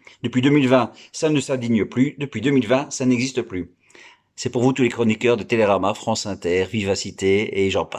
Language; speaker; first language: French; native; French